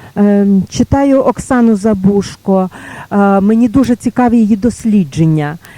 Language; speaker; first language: Ukrainian; native; Ukrainian